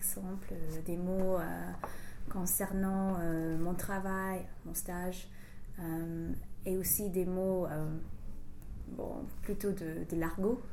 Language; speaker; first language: French; non-native, fluent; English